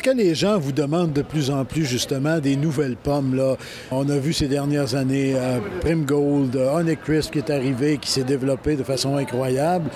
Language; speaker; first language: French; native; French